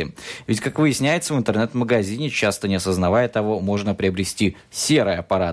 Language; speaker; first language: Russian; native; Russian